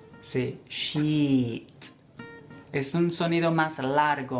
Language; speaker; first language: Spanish; non-native, fluent; English